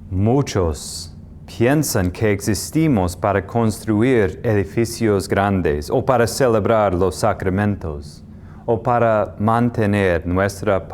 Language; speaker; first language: Spanish; non-native, fluent; English